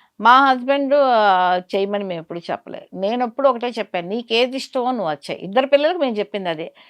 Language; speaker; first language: Telugu; native; Telugu